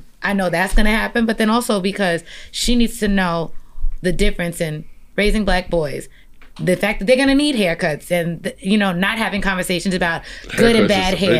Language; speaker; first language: English; native; English